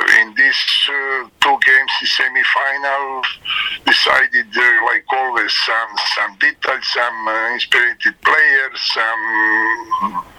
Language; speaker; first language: English; non-native, learner; Serbian